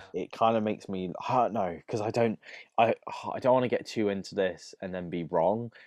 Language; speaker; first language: English; native; English